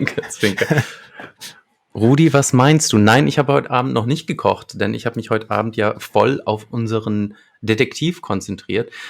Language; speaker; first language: German; native; German